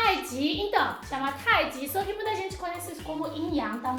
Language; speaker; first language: Portuguese; non-native, fluent; Chinese